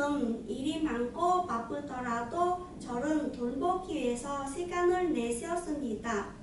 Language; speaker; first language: Korean; non-native, learner; Vietnamese